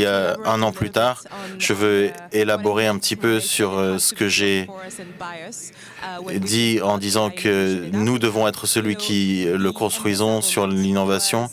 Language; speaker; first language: French; native; French